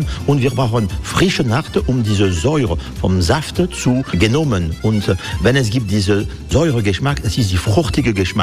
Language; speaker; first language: German; non-native, learner; French